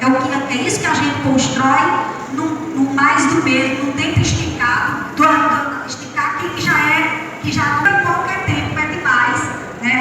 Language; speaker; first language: Portuguese; native; Portuguese